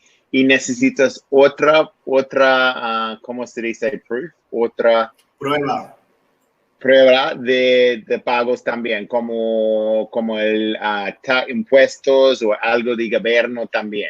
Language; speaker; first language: Spanish; non-native, learner; English